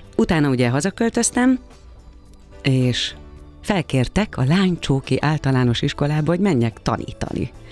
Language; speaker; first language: Hungarian; native; Hungarian